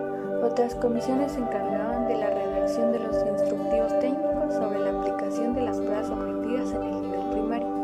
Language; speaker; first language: Spanish; native; Spanish